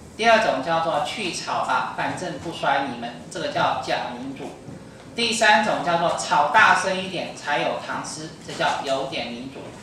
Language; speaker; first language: Chinese; native; Chinese